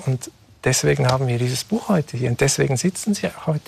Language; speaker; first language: German; native; German